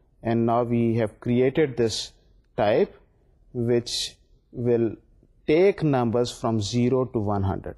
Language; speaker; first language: English; non-native, local second language; Urdu